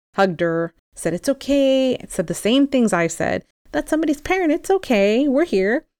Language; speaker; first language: English; early bilingual, other home language; Spanish